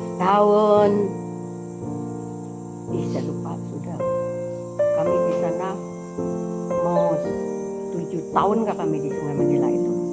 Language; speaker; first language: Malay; non-native, local second language; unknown